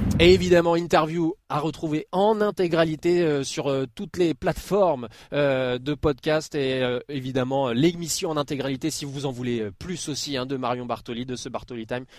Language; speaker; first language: French; native; French